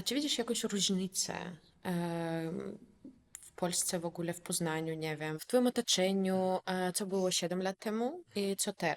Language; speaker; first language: Polish; non-native, fluent; Belarusian